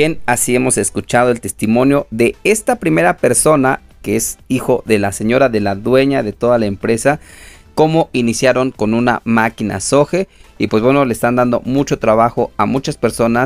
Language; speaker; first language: Spanish; native; Spanish